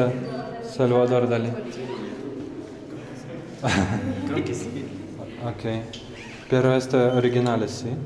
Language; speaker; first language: Spanish; non-native, learner; Russian